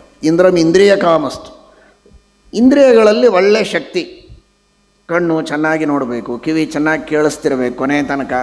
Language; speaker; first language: Kannada; native; Kannada